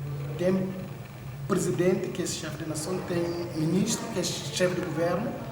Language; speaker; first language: Portuguese; non-native, local second language; Upper Guinea Crioulo